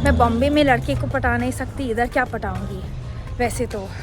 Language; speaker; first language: Hindi; non-native, local second language; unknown